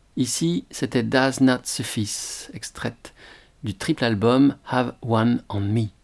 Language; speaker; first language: French; native; French